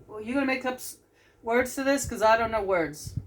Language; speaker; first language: English; native; English